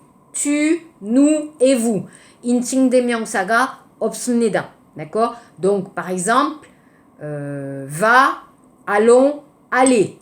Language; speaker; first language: French; native; French